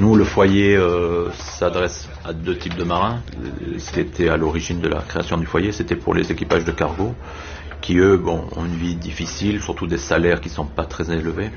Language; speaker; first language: French; native; French